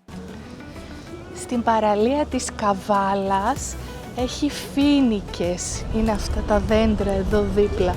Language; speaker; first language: Greek; native; Greek